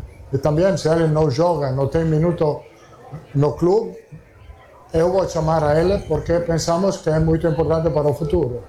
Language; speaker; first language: Portuguese; non-native, learner; Italian